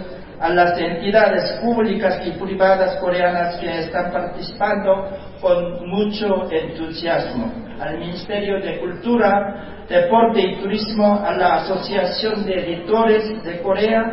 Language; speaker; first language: Spanish; non-native, fluent; Korean